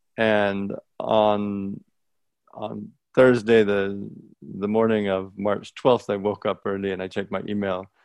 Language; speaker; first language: English; native; English